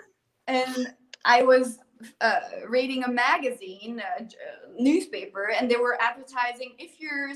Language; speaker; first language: English; non-native, fluent; French